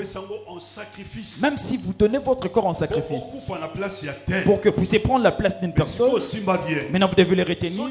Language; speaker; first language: French; non-native, local second language; Lingala